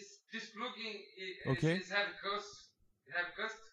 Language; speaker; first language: English; non-native, learner; Portuguese